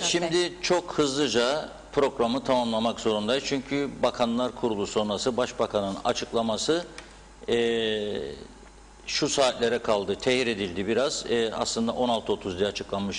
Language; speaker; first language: Turkish; native; Turkish